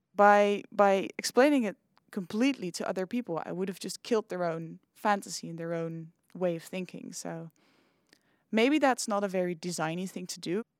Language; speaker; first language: English; non-native, fluent; Dutch